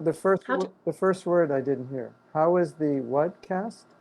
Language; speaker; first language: English; native; English